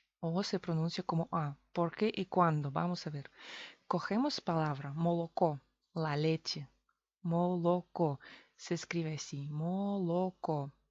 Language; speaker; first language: Spanish; non-native, fluent; Russian